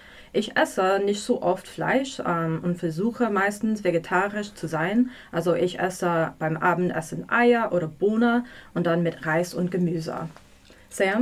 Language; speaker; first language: German; non-native, learner; English